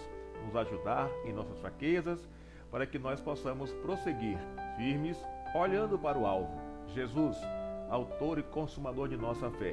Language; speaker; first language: Portuguese; native; Portuguese